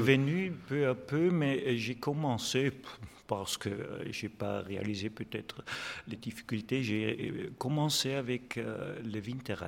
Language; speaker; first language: French; non-native, fluent; German